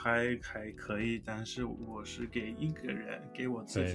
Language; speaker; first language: Chinese; non-native, learner; English